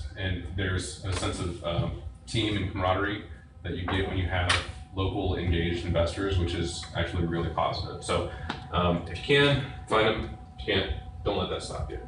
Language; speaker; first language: English; native; English